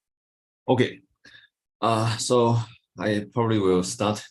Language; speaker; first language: English; non-native, fluent; Chinese